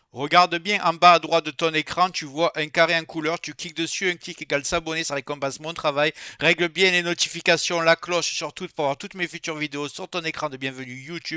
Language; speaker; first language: French; native; French